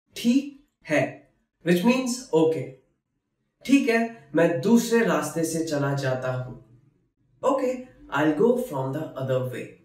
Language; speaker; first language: Hindi; native; Hindi